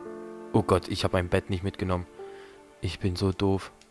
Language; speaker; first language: German; native; German